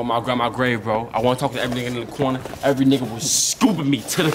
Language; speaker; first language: English; native; English